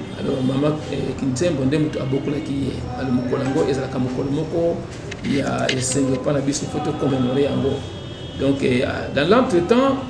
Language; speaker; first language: Lingala; non-native, local second language; Kongo